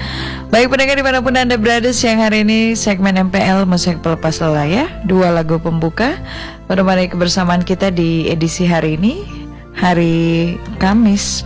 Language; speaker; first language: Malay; non-native, local second language; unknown